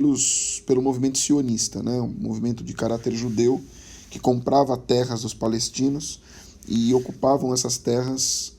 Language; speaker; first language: Portuguese; native; Portuguese